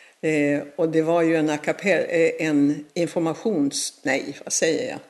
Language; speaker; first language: Swedish; native; Swedish